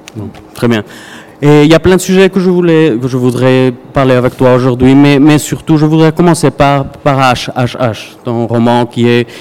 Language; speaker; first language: French; non-native, fluent; Spanish